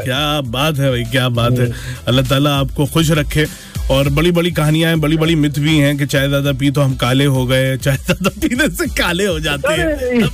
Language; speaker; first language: Urdu; native; Urdu